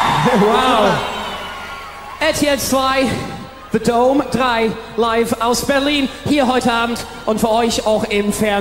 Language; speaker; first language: German; native; German